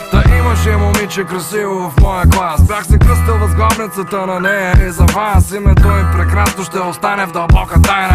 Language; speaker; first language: Bulgarian; native; Bulgarian